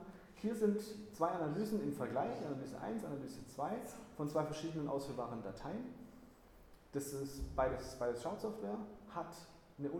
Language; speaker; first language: German; native; German